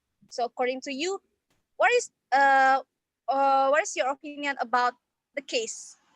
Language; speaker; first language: English; non-native, learner; Indonesian